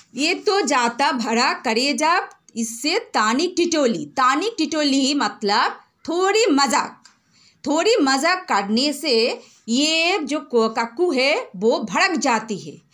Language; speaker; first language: Hindi; non-native, local second language; Bangla